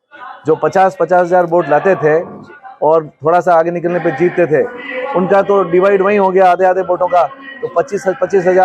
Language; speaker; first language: Hindi; non-native, local second language; Marwari